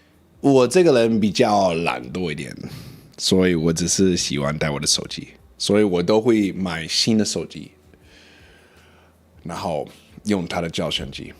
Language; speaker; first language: Chinese; non-native, learner; English